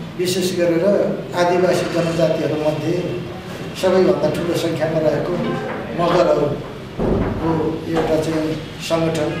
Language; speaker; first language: Nepali; non-native, local second language; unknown